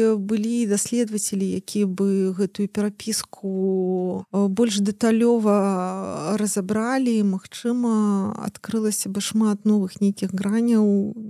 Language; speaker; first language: Belarusian; non-native, local second language; Russian